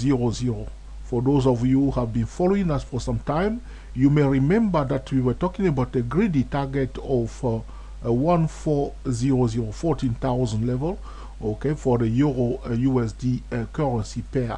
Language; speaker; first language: English; non-native, fluent; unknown